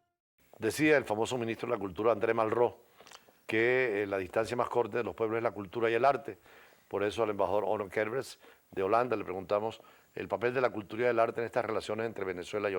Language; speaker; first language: Spanish; native; Spanish